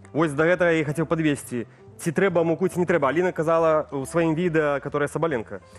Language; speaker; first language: Belarusian; non-native, local second language; Russian